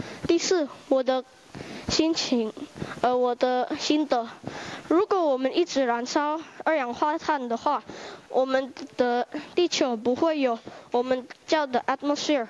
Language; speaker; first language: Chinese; non-native, learner; Indonesian